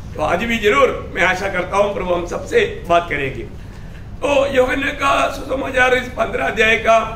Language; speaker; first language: Hindi; non-native, local second language; Malayalam